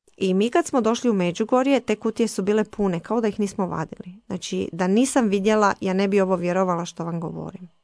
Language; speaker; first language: Croatian; native; Croatian